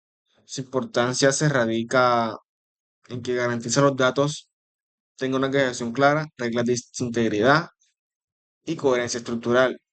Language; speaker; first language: Spanish; native; Spanish